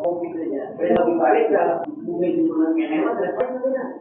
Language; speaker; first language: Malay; non-native, local second language; Sundanese